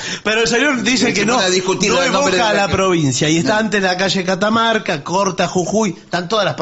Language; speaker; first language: Spanish; native; Spanish